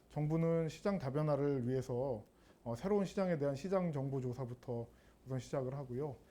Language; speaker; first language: Korean; native; Korean